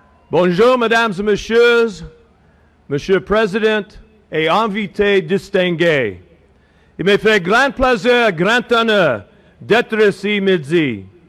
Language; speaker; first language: French; non-native, learner; English